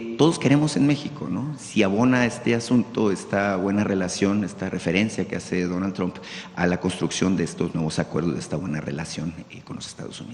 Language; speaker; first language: Spanish; native; Spanish